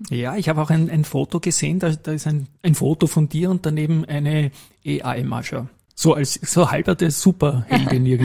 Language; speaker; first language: German; native; German